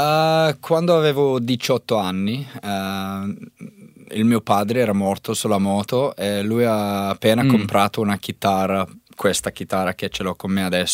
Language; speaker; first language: Italian; non-native, learner; English